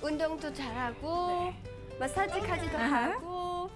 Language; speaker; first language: Korean; non-native, fluent; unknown